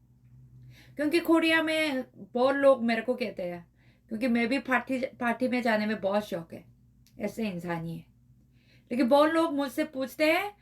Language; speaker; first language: Hindi; non-native, learner; Korean